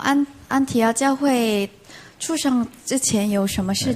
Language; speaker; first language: Chinese; non-native, fluent; Korean